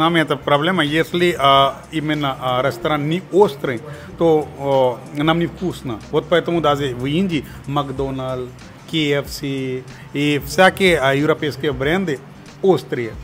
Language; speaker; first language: Russian; non-native, fluent; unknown